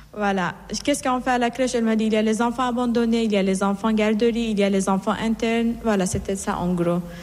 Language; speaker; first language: French; non-native, fluent; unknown